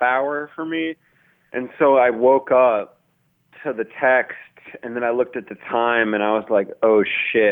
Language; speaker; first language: English; native; English